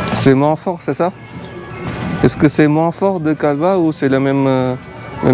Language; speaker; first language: French; non-native, fluent; Tamil